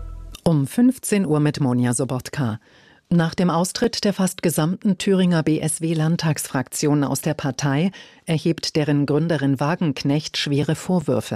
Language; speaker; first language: German; native; German